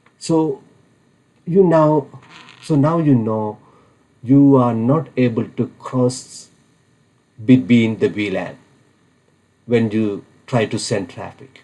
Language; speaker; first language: English; non-native, fluent; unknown